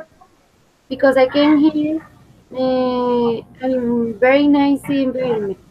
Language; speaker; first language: English; non-native, fluent; Spanish